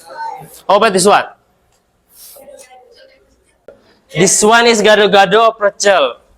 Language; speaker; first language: English; non-native, fluent; Indonesian